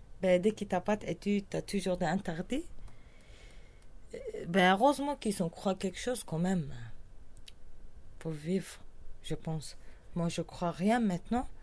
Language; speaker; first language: French; non-native, learner; Kurdish